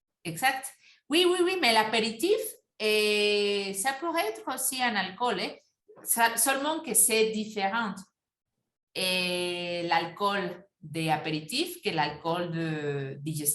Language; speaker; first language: French; non-native, fluent; Spanish